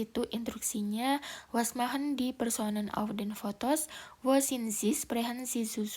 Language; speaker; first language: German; non-native, learner; Indonesian